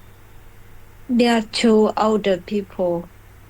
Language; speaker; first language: English; non-native, learner; Vietnamese